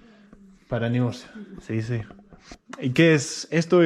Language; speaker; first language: Spanish; non-native, learner; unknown